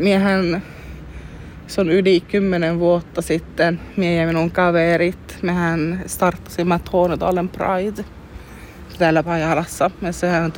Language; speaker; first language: Finnish; early bilingual, heritage; Finnish